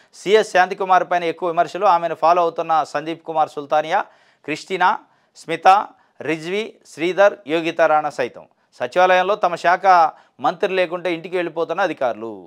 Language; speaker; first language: Telugu; native; Telugu